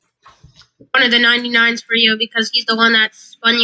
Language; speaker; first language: English; native; English